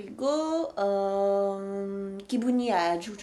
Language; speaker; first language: Korean; early bilingual, heritage; French